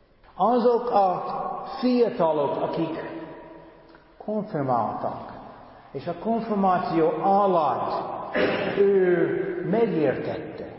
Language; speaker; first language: Hungarian; non-native, fluent; English